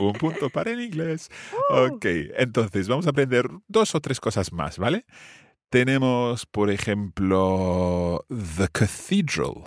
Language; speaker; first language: Spanish; non-native, fluent; English